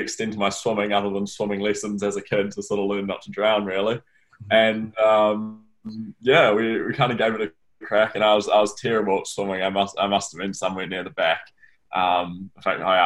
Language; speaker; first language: English; native; English